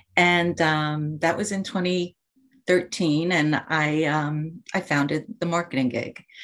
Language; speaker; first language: English; native; English